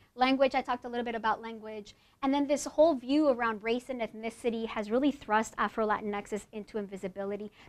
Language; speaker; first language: English; native; English